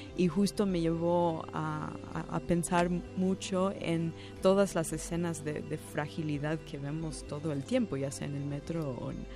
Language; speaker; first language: Spanish; non-native, fluent; English